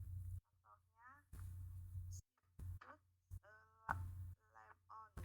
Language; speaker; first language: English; non-native, learner; Indonesian